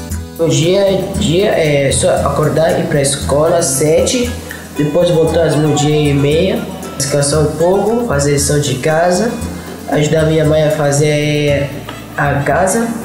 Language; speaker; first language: Portuguese; early bilingual, other home language; Arabic